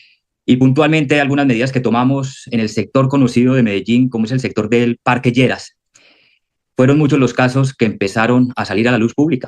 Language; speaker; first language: Spanish; native; Spanish